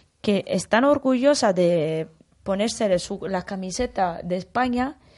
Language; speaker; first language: Spanish; non-native, fluent; Italian